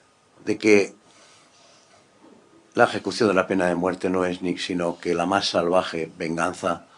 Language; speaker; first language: Spanish; native; Spanish